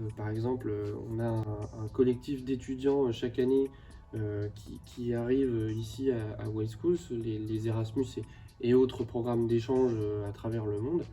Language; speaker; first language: French; native; French